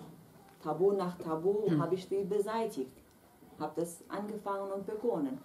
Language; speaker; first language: German; non-native, fluent; Kurdish